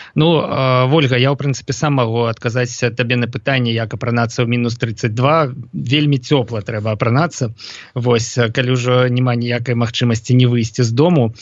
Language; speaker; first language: Belarusian; native; Belarusian